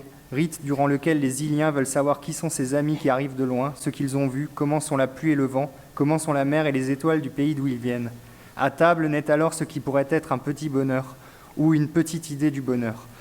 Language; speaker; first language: French; native; French